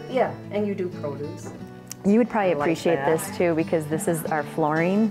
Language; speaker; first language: English; native; English